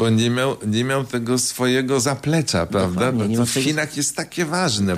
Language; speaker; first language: Polish; native; Polish